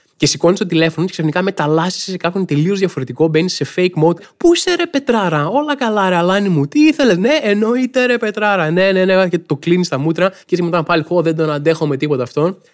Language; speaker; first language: Greek; native; Greek